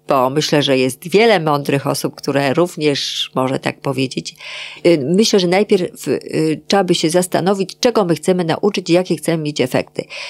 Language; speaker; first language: Polish; native; Polish